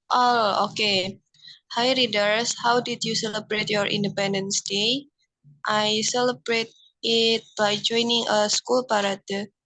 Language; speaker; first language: English; non-native, learner; Indonesian